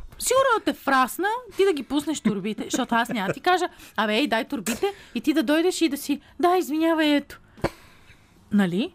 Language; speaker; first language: Bulgarian; native; Bulgarian